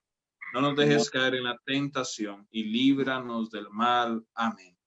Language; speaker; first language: Spanish; native; Spanish